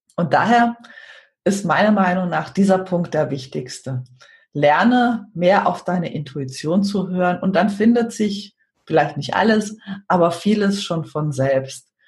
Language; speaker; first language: German; native; German